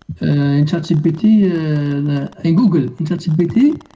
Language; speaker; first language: English; non-native, learner; Arabic